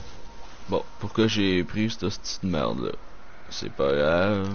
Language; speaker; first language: French; native; French